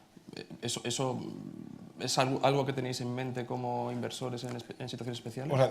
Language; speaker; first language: Spanish; native; Spanish